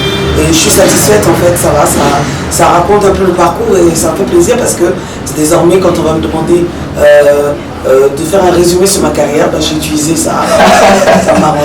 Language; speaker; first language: French; early bilingual, other home language; Lingala